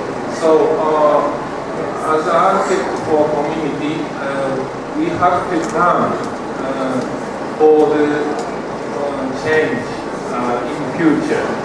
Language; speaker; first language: English; non-native, learner; Japanese